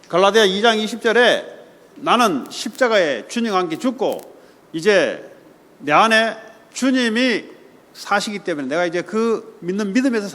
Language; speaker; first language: Korean; native; Korean